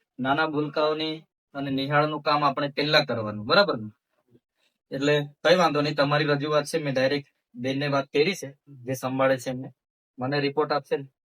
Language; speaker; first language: Gujarati; non-native, local second language; Vasavi